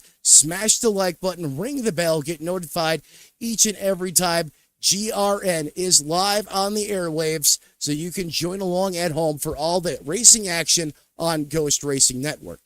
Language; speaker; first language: English; native; English